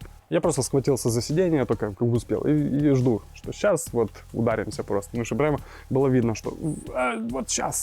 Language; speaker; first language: Russian; native; Russian